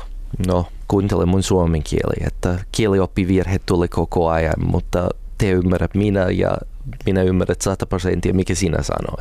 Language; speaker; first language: Finnish; non-native, learner; English